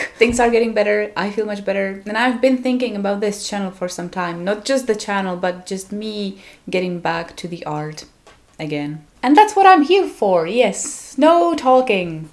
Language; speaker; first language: English; non-native, fluent; Czech